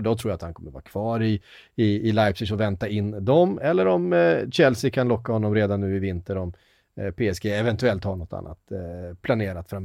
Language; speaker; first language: Swedish; native; Swedish